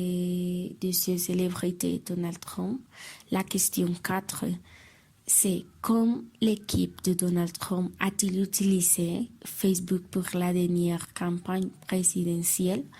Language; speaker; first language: French; non-native, learner; Spanish